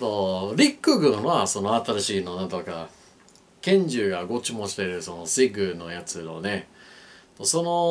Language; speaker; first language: Japanese; non-native, learner; English